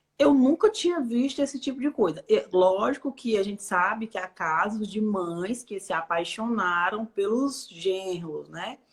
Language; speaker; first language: Portuguese; native; Portuguese